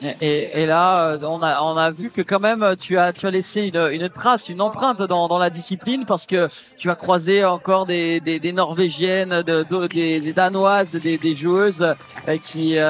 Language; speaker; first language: French; native; French